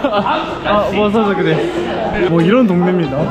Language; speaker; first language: Korean; native; Korean